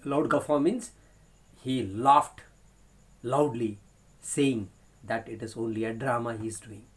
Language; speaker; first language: English; non-native, local second language; Kannada